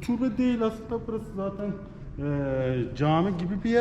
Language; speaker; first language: Turkish; non-native, learner; Persian